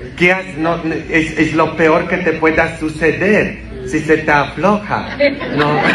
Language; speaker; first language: Spanish; non-native, fluent; Polish